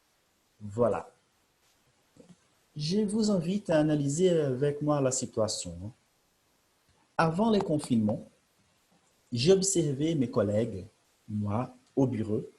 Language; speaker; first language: French; non-native, fluent; Portuguese